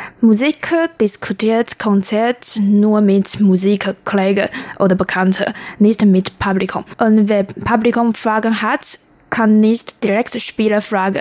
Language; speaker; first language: German; non-native, learner; Chinese